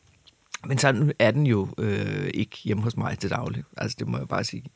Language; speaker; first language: Danish; native; Danish